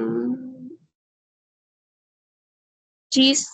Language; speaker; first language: English; non-native, learner; Spanish